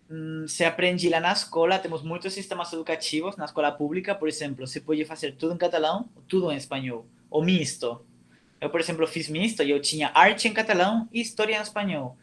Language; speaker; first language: Portuguese; non-native, fluent; Catalan